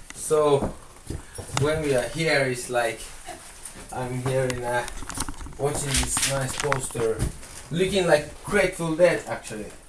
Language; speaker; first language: English; non-native, learner; Finnish